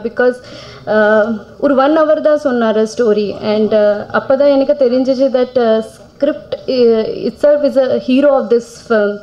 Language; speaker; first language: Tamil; non-native, learner; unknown